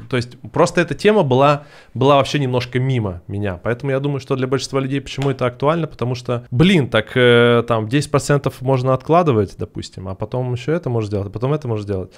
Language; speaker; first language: Russian; native; Russian